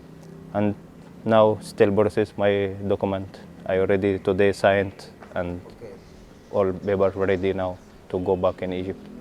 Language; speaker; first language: English; non-native, learner; Arabic